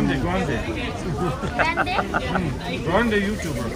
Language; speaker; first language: Spanish; non-native, learner; English